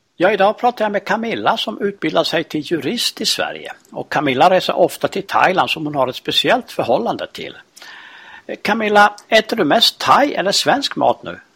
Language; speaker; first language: Swedish; native; Swedish